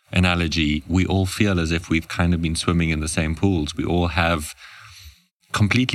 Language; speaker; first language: English; native; English